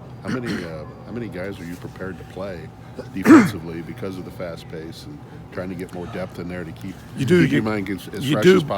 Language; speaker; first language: English; native; English